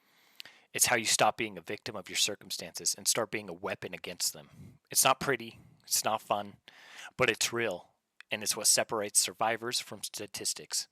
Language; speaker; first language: English; native; English